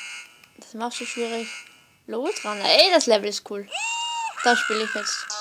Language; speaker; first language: German; native; German